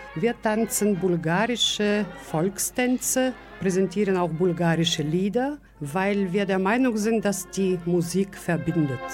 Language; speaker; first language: German; non-native, fluent; Bulgarian